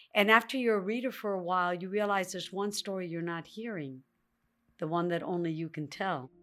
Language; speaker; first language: English; early bilingual, other home language; Spanish